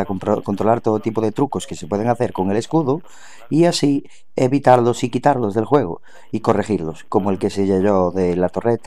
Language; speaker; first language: Spanish; native; Spanish